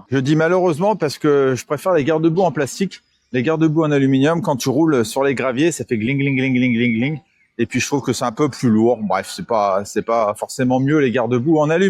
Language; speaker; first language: French; native; French